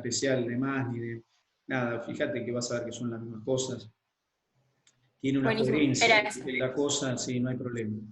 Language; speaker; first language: Spanish; native; Spanish